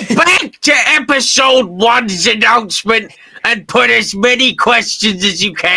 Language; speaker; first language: English; native; English